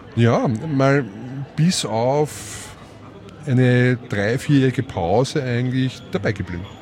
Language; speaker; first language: German; native; German